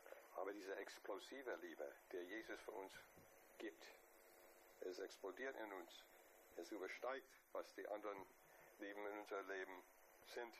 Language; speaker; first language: German; non-native, fluent; English